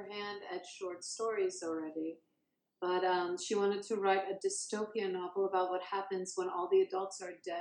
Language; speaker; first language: English; early bilingual, other home language; Persian